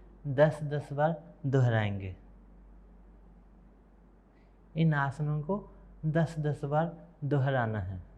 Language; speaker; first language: Hindi; native; Hindi